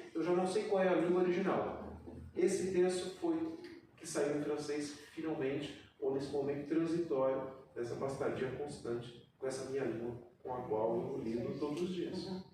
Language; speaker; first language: Portuguese; native; Portuguese